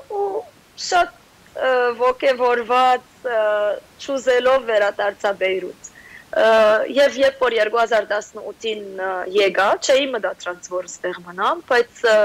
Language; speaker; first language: Armenian; early bilingual, heritage; Armenian